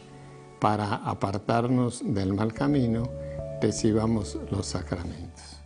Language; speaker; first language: Spanish; native; Spanish